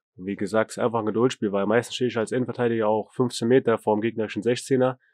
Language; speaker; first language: German; native; German